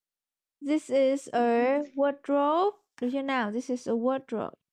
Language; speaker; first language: English; non-native, learner; Vietnamese